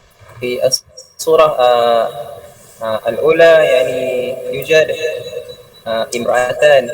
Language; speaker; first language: Arabic; non-native, fluent; Malay